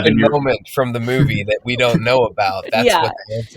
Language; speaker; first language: English; native; English